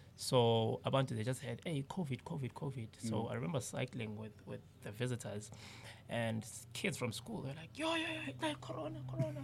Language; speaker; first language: English; non-native, local second language; Zulu